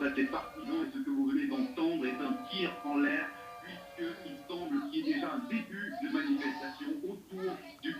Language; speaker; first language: French; native; French